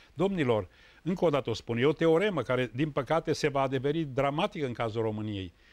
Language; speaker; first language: Romanian; native; Romanian